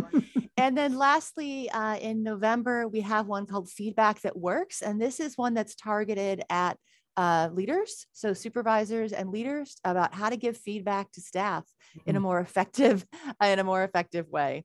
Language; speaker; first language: English; native; English